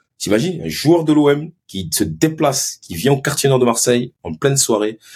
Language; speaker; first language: French; early bilingual, other home language; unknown